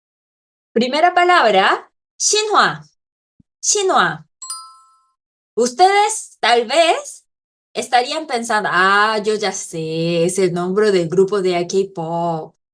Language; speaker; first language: Spanish; non-native, fluent; Korean